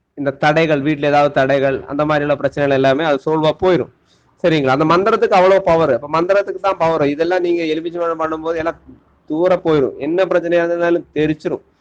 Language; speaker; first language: Tamil; non-native, local second language; Malayalam